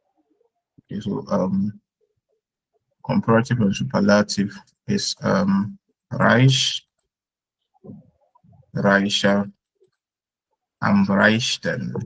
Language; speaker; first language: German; non-native, fluent; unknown